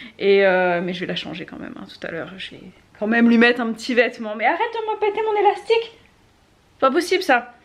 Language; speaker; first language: French; native; French